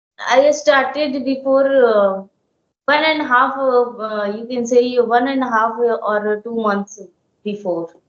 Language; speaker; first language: English; non-native, learner; Hindi